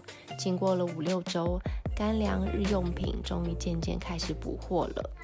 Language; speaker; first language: Chinese; native; Chinese